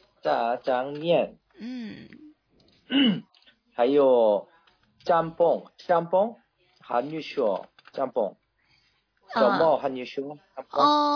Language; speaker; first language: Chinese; non-native, learner; Korean